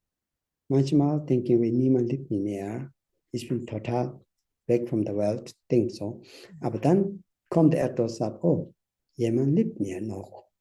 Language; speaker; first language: German; non-native, learner; Tibetan